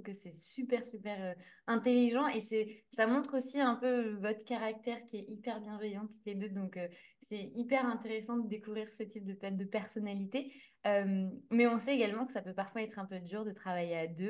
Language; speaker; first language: French; native; French